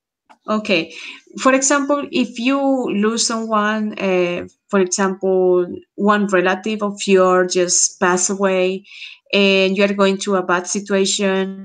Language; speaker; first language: English; non-native, fluent; Spanish